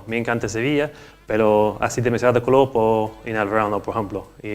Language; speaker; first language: Spanish; non-native, learner; English